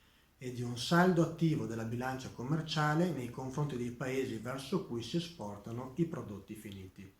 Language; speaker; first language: Italian; native; Italian